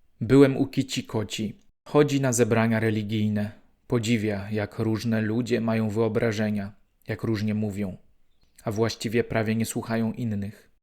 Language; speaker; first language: Polish; native; Polish